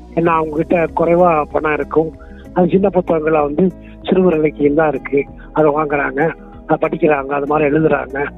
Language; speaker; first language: Tamil; non-native, local second language; Kannada